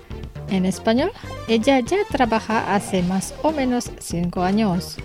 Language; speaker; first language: Spanish; non-native, fluent; Indonesian